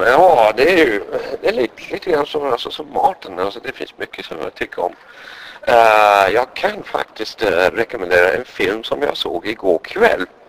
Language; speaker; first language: Swedish; non-native, fluent; English